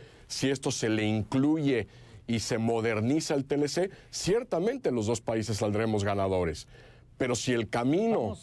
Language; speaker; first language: Spanish; native; Spanish